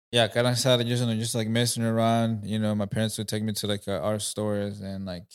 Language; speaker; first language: English; non-native, local second language; Kinyarwanda